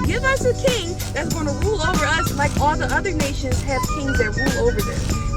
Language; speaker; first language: English; native; English